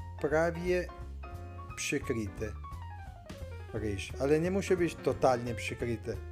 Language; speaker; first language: Polish; non-native, learner; Italian